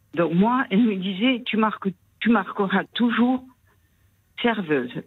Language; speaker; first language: French; native; French